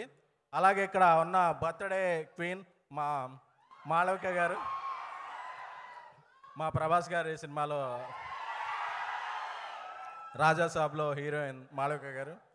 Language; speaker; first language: Telugu; native; Telugu